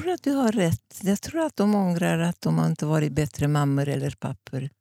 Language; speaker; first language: Swedish; non-native, fluent; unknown